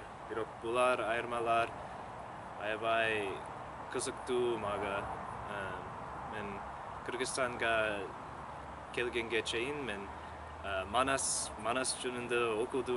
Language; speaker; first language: Kyrgyz; non-native, learner; English